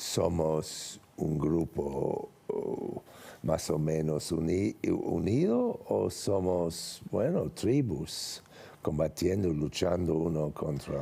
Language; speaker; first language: Spanish; non-native, fluent; English